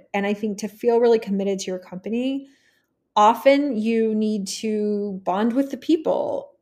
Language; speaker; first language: English; native; English